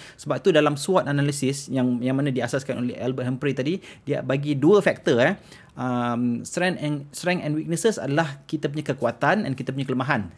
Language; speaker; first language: Malay; native; Malay